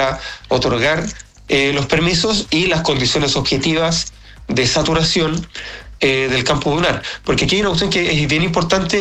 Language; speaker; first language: Spanish; native; Spanish